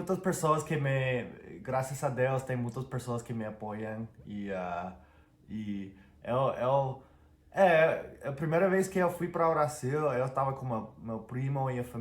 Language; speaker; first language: Portuguese; non-native, fluent; English